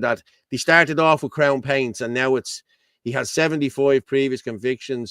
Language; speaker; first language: English; native; English